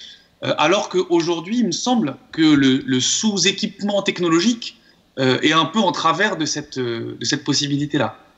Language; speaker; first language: French; native; French